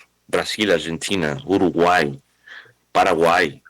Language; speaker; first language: Portuguese; non-native, fluent; Spanish